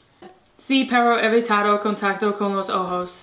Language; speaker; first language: Spanish; non-native, learner; English